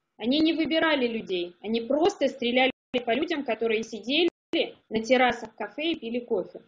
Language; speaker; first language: Russian; native; Russian